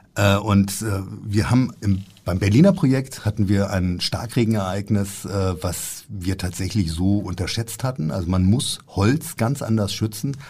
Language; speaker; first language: German; native; German